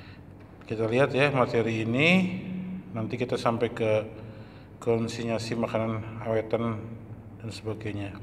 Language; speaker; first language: Indonesian; native; Indonesian